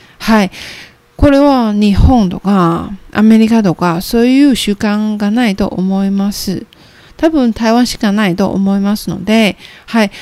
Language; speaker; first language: Japanese; non-native, fluent; Chinese